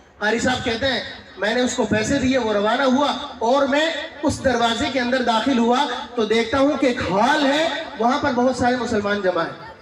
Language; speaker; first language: Urdu; native; Urdu